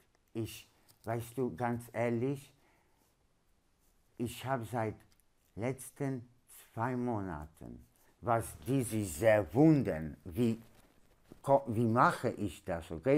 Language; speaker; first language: German; non-native, learner; Polish